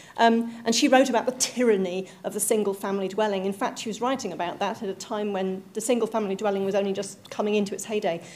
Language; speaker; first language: English; native; English